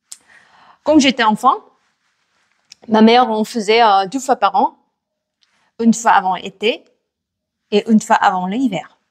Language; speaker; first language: French; non-native, learner; Korean